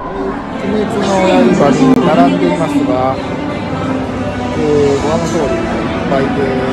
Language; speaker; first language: Japanese; native; Japanese